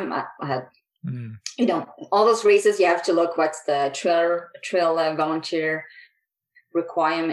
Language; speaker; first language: English; native; English